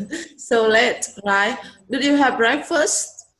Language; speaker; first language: English; non-native, learner; Vietnamese